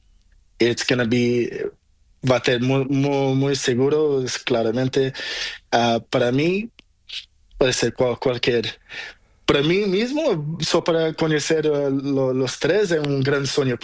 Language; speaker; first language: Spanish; non-native, learner; Portuguese